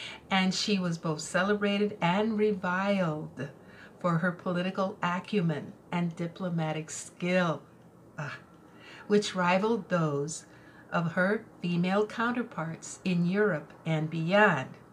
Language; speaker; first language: English; non-native, local second language; Spanish